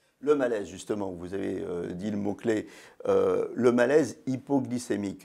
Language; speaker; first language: French; native; French